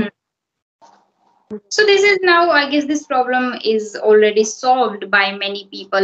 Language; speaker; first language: English; non-native, fluent; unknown